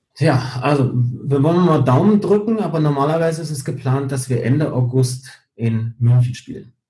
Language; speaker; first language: German; early bilingual, heritage; German